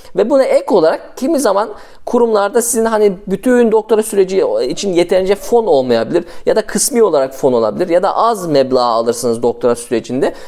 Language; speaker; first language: Turkish; early bilingual, heritage; Turkish